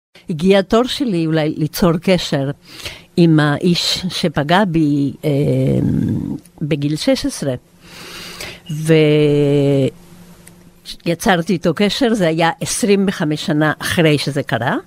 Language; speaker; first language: Hebrew; non-native, fluent; Spanish